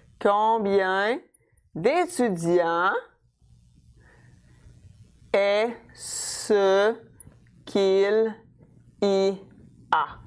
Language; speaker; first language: French; non-native, fluent; English